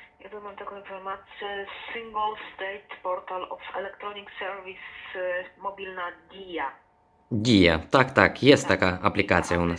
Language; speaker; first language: Polish; non-native, fluent; Ukrainian